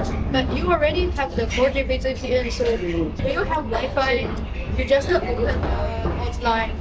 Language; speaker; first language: English; non-native, learner; Chinese